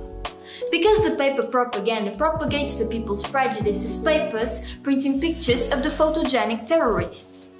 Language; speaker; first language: English; non-native, learner; Portuguese